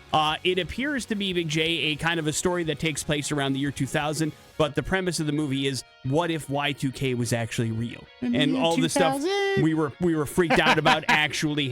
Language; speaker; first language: English; native; English